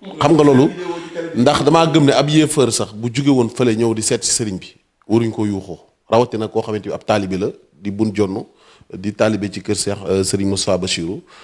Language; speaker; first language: Wolof; native; Wolof